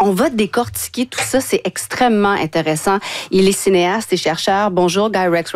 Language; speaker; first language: French; native; French